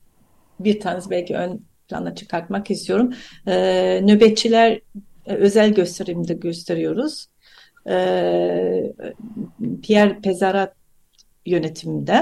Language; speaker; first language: Turkish; non-native, fluent; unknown